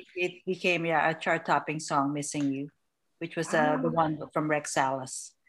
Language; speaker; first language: English; non-native, local second language; Filipino